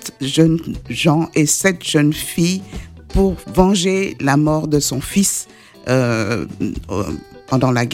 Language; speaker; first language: French; native; French